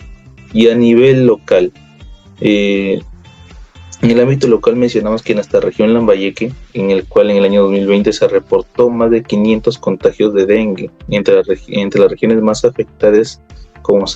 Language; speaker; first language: Spanish; native; Spanish